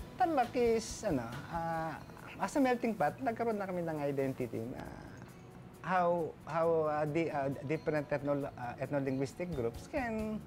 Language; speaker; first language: Filipino; non-native, local second language; Pampanga